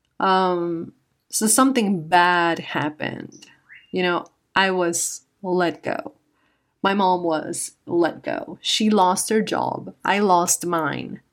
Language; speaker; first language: English; non-native, fluent; Spanish